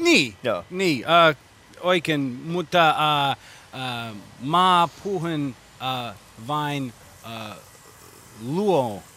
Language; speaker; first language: Finnish; non-native, learner; English